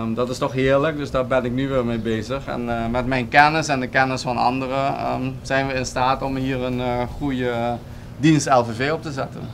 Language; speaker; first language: Dutch; non-native, local second language; Papiamento